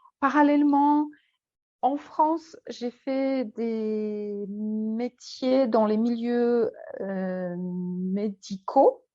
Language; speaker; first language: French; non-native, fluent; Polish